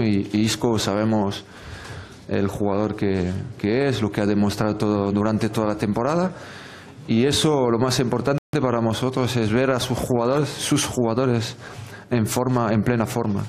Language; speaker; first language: Spanish; non-native, fluent; French